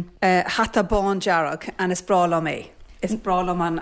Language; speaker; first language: Irish; non-native, learner; English